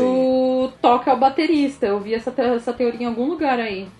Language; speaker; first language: Portuguese; native; Portuguese